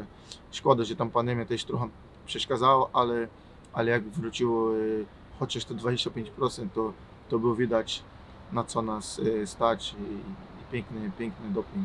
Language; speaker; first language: Polish; non-native, learner; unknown